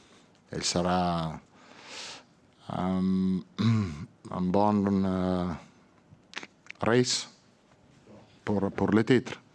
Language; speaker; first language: French; non-native, learner; Italian